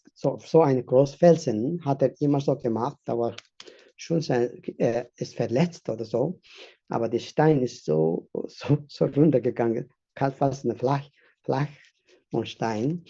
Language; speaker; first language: German; non-native, fluent; Tibetan